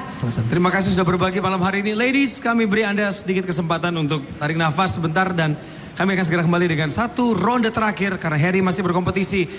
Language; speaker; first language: Indonesian; native; Indonesian